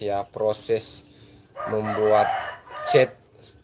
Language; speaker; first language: Indonesian; native; Indonesian